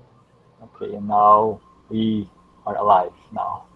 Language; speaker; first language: English; non-native, learner; Portuguese